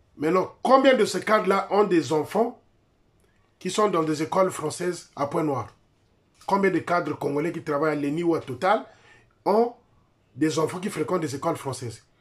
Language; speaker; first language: French; non-native, local second language; Lingala